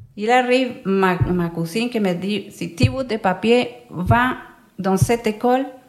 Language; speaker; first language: French; non-native, learner; Spanish